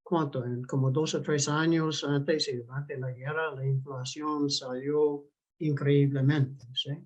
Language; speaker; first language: Spanish; non-native, fluent; English